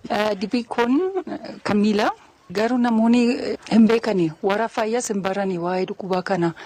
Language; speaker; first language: Oromo; non-native, fluent; German